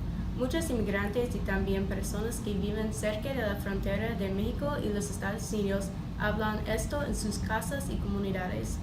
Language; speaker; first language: Spanish; non-native, learner; English